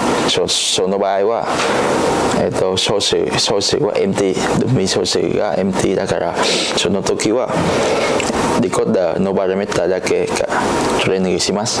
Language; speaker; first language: Japanese; non-native, learner; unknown